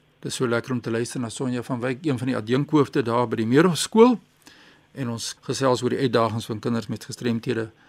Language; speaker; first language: Afrikaans; native; Afrikaans